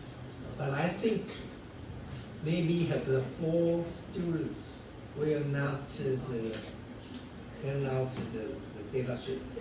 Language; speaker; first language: English; non-native, learner; Chinese